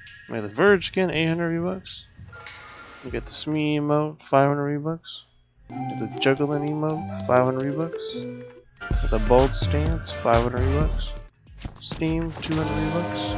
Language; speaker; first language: English; native; English